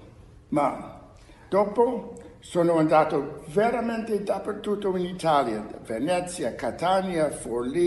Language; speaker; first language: Italian; non-native, learner; English